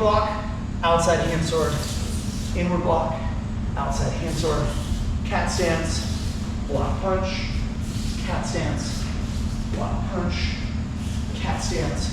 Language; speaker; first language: English; native; English